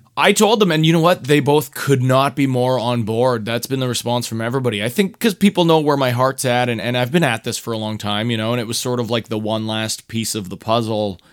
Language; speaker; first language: English; native; English